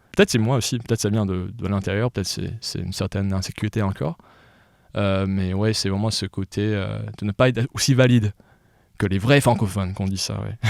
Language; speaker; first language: French; non-native, local second language; English